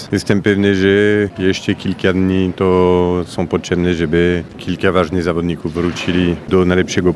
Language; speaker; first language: Polish; non-native, fluent; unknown